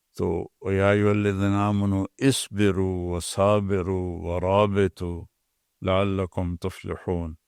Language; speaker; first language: Urdu; non-native, local second language; Punjabi